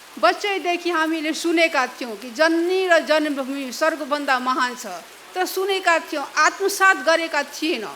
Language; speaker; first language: Nepali; non-native, local second language; Maithili